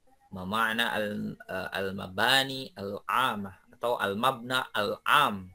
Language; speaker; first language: Arabic; non-native, fluent; Indonesian